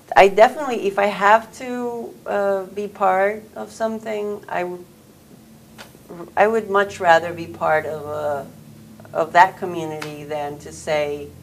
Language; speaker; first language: English; non-native, fluent; Spanish